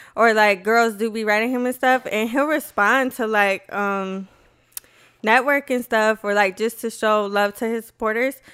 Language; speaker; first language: English; native; English